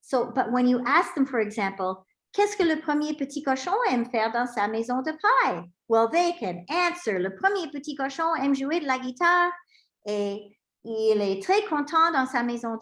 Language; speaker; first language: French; non-native, fluent; English